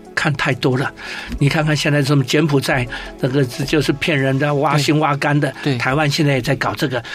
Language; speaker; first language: Chinese; native; Chinese